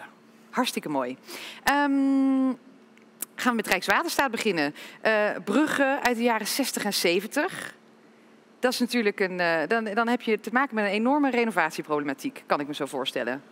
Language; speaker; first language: Dutch; native; Dutch